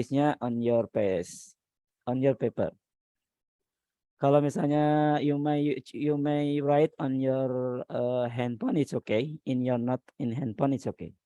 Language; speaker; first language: English; non-native, learner; Indonesian